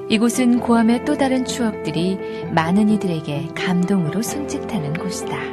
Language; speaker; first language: Korean; native; Korean